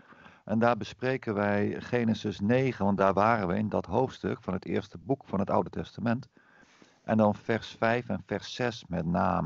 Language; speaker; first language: Dutch; native; Dutch